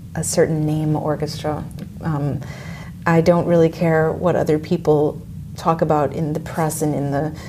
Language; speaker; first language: English; native; English